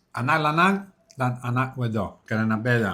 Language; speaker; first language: Indonesian; non-native, learner; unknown